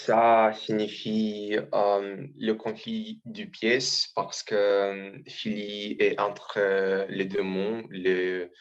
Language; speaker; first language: French; non-native, learner; Romanian